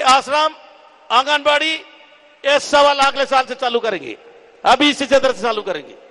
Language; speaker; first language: Hindi; native; Hindi